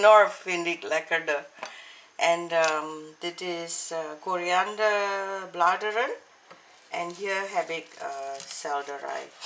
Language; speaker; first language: Dutch; non-native, learner; Malay